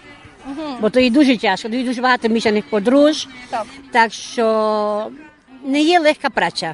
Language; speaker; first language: Ukrainian; early bilingual, heritage; Ukrainian